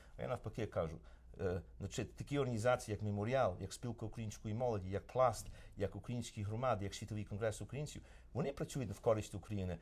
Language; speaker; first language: Ukrainian; early bilingual, heritage; Ukrainian